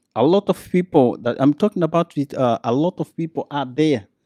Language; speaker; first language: English; non-native, learner; Portuguese